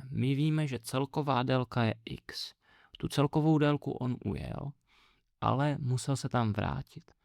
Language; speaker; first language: Czech; native; Czech